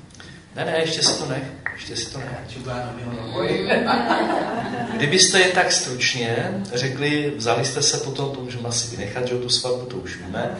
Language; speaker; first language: Czech; native; Czech